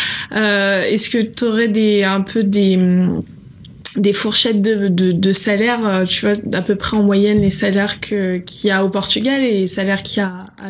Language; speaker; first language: French; native; French